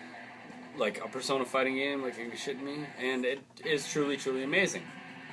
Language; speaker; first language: English; native; English